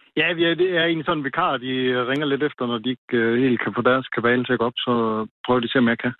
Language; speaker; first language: Danish; native; Danish